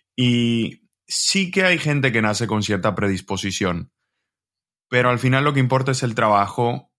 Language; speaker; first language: Spanish; native; Spanish